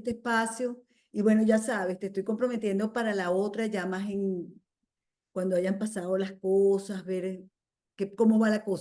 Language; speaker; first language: Spanish; native; Spanish